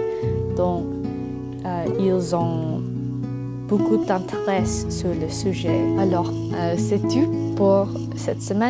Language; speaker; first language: French; non-native, learner; English